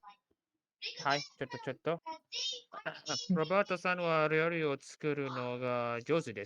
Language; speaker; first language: Japanese; non-native, learner; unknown